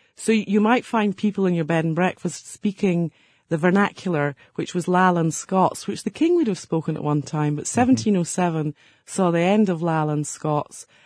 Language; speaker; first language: English; native; English